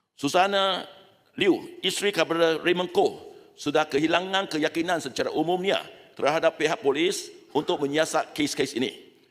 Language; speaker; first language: Malay; non-native, local second language; Chinese